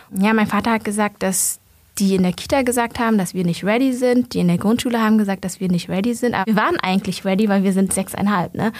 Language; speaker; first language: German; early bilingual, other home language; Vietnamese